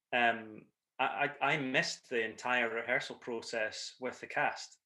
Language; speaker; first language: English; native; English